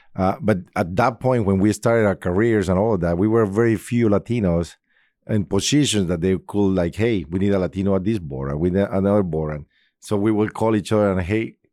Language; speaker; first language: English; non-native, fluent; Spanish